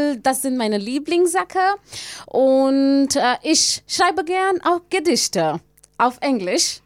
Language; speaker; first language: German; non-native, learner; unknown